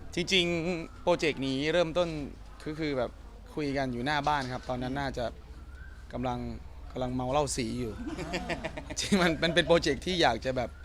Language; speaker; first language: Thai; native; Thai